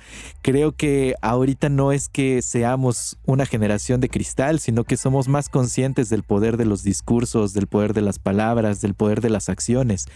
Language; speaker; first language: Spanish; native; Spanish